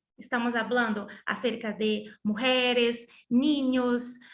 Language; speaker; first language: Spanish; non-native, learner; Portuguese